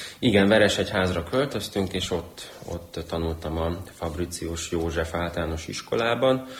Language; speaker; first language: Hungarian; early bilingual, other home language; Ukrainian